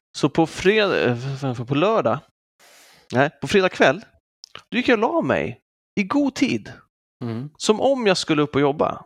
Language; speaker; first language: Swedish; native; Swedish